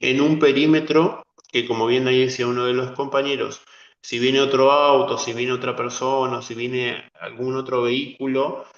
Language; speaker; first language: Spanish; native; Spanish